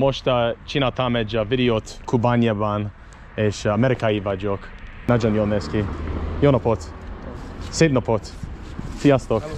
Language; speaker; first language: Hungarian; non-native, learner; English